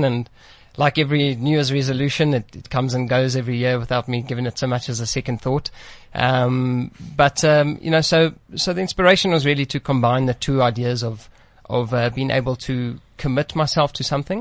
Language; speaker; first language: English; native; English